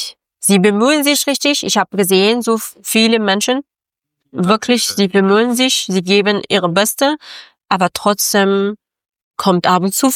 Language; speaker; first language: German; non-native, learner; Persian